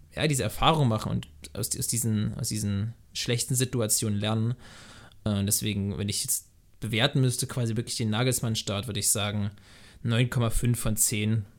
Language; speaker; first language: German; native; German